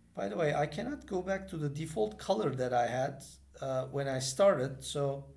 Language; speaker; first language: English; non-native, fluent; Turkish